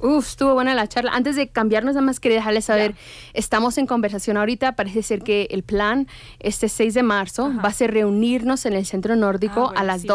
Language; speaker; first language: Spanish; native; Spanish